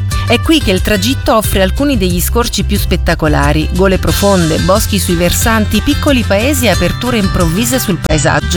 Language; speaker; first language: Italian; native; Italian